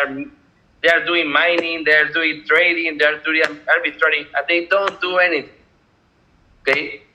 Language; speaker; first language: English; non-native, learner; Spanish